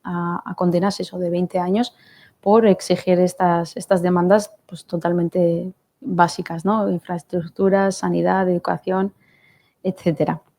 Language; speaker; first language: Spanish; early bilingual, other home language; Riffian